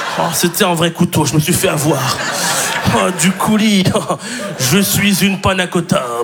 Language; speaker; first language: French; native; French